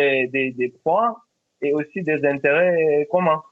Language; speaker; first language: French; non-native, fluent; Turkish